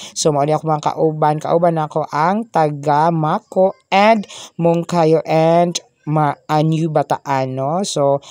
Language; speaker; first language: Cebuano; non-native, local second language; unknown